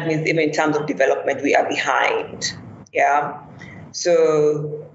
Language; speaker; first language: English; non-native, local second language; Swahili